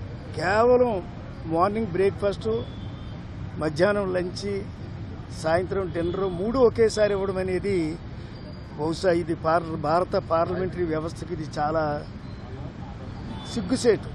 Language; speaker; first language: Telugu; native; Telugu